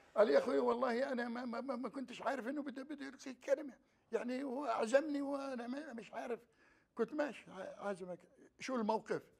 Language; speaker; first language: Arabic; native; Arabic